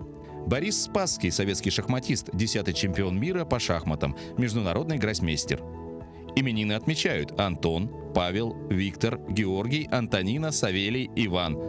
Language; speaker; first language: Russian; native; Russian